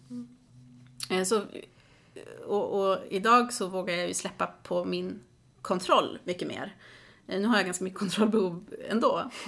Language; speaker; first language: Swedish; native; Swedish